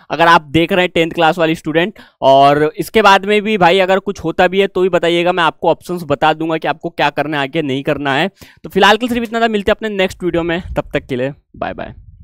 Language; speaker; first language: Hindi; native; Hindi